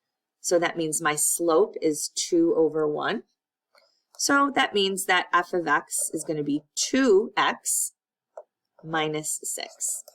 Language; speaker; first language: English; native; English